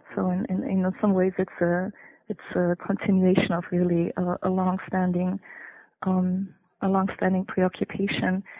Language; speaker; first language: English; non-native, fluent; German